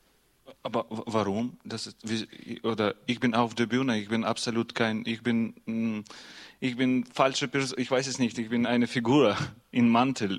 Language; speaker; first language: German; non-native, learner; Russian